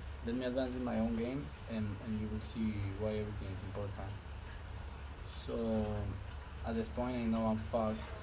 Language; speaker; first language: English; non-native, fluent; Spanish